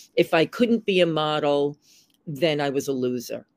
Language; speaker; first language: English; native; English